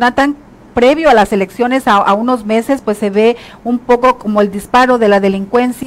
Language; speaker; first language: Spanish; native; Spanish